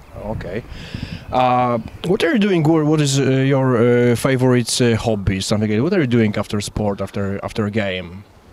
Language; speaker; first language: English; non-native, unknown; Polish